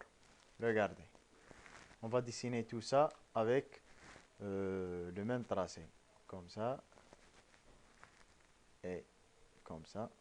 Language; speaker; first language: French; non-native, local second language; Arabic